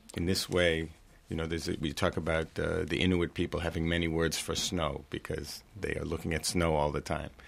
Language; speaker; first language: English; native; English